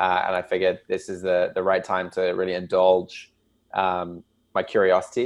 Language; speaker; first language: English; native; English